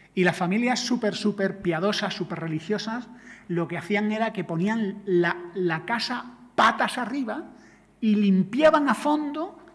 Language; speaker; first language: Spanish; native; Spanish